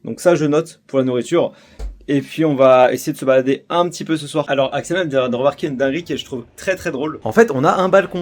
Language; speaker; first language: French; native; French